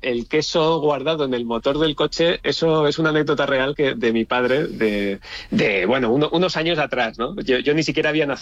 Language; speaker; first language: Spanish; native; Spanish